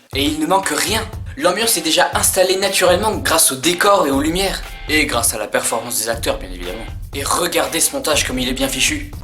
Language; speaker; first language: French; native; French